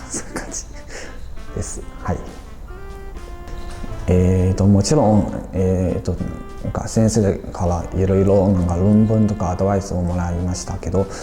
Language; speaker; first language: Japanese; non-native, fluent; Chinese